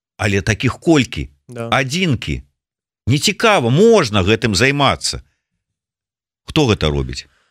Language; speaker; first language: Belarusian; native; Belarusian